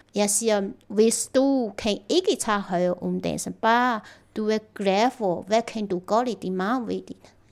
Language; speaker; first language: Danish; non-native, learner; Chinese